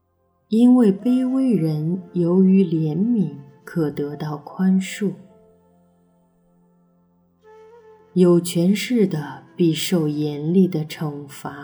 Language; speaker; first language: Chinese; native; Chinese